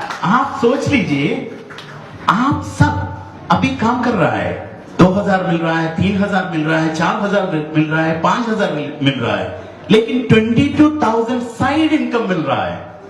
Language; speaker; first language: Hindi; non-native, learner; Nepali